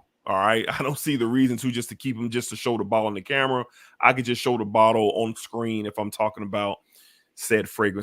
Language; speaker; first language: English; native; English